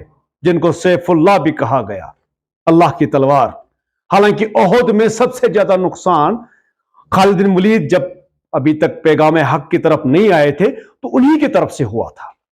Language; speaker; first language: Urdu; native; Urdu